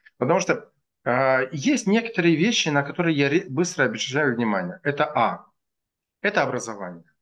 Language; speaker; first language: Russian; non-native, local second language; Tajik